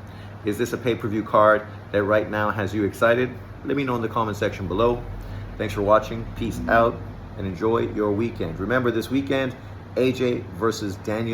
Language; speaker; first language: English; native; English